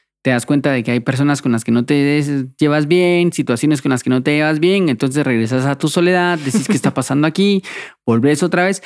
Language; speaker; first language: Spanish; native; Spanish